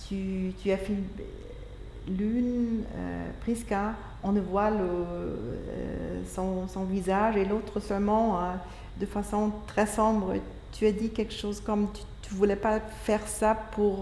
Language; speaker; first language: French; non-native, fluent; German